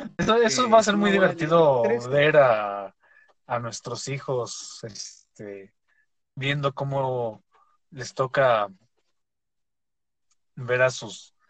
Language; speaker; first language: Spanish; native; Spanish